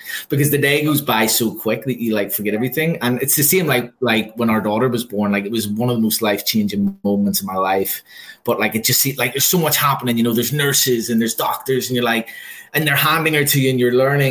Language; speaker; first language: English; native; English